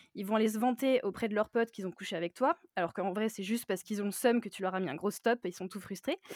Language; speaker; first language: French; native; French